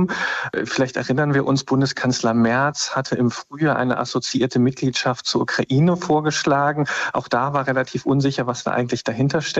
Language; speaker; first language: German; native; German